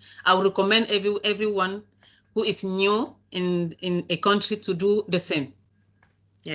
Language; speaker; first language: English; non-native, learner; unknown